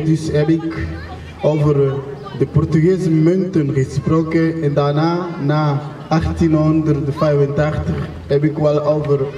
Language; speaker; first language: Dutch; non-native, fluent; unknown